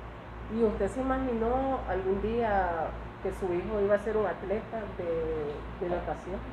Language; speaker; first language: Spanish; native; Spanish